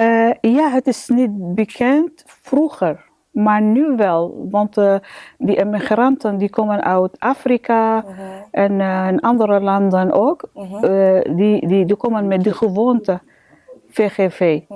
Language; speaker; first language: Dutch; non-native, learner; Arabic